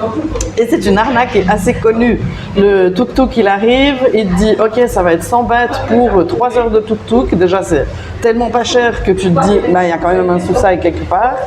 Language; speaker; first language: French; native; French